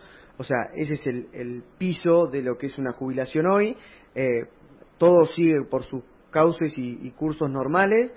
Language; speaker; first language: Spanish; native; Spanish